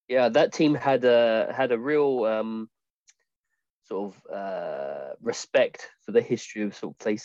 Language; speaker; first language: English; native; English